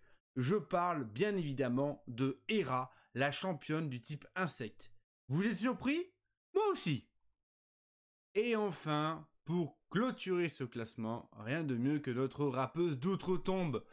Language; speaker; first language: French; native; French